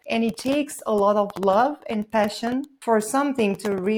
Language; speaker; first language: English; non-native, fluent; Romanian